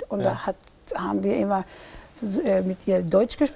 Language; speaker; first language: German; early bilingual, heritage; German